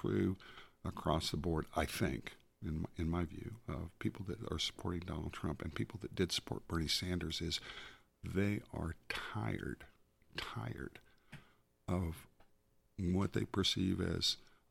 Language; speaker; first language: English; native; English